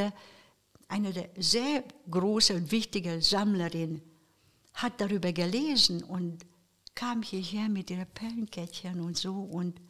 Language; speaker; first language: German; non-native, fluent; Hungarian